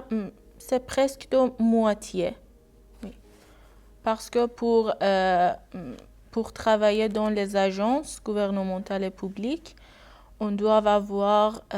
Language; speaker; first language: French; non-native, learner; Persian